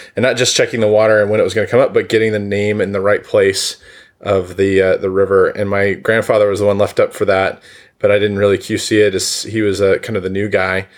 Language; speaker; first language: English; native; English